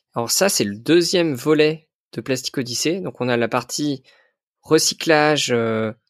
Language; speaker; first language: French; native; French